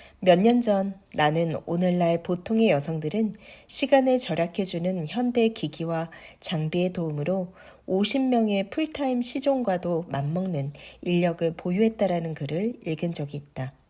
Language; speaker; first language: Korean; native; Korean